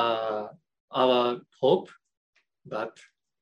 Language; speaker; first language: English; non-native, learner; Japanese